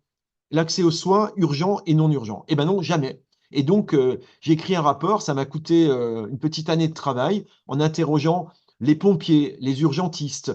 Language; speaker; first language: French; native; French